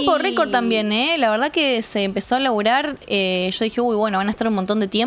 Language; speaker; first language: Spanish; native; Spanish